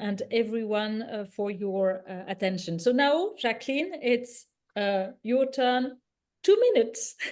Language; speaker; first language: English; non-native, fluent; French